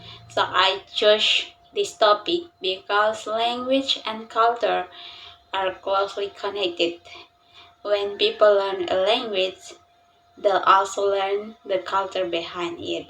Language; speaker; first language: English; non-native, learner; Indonesian